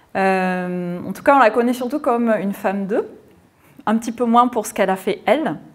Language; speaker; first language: French; native; French